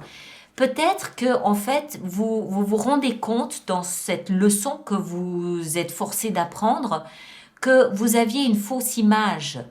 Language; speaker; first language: French; native; French